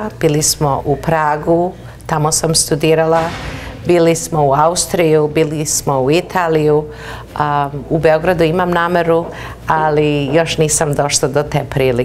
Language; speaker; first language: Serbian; early bilingual, heritage; Serbian